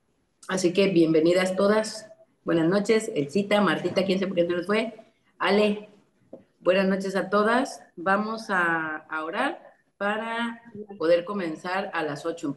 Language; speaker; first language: Spanish; native; Spanish